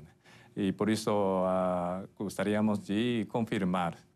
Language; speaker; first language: Portuguese; non-native, fluent; Japanese